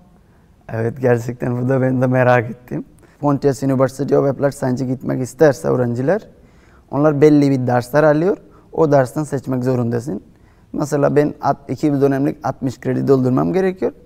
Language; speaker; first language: Turkish; non-native, fluent; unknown